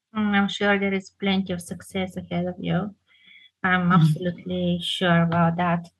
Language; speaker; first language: English; non-native, fluent; Bulgarian